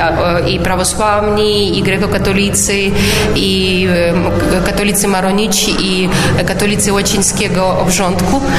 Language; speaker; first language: Polish; non-native, local second language; Ukrainian